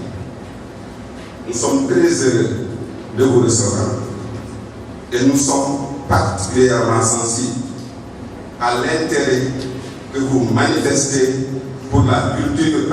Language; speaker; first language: French; non-native, local second language; Wolof